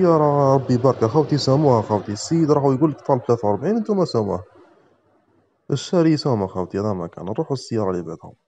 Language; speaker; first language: Arabic; native; Arabic